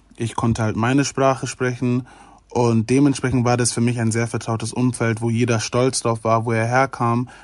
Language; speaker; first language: German; native; German